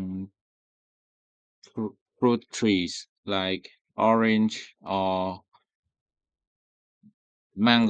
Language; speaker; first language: English; non-native, learner; Vietnamese